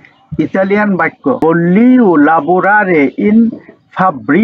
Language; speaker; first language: Italian; non-native, learner; Bangla